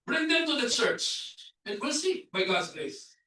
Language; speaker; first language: English; non-native, local second language; Filipino